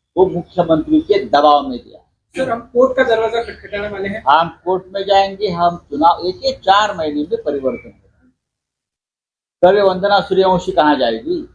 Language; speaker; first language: Hindi; non-native, local second language; Marathi